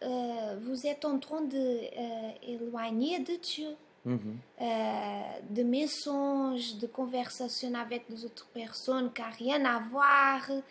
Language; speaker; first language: French; non-native, fluent; Portuguese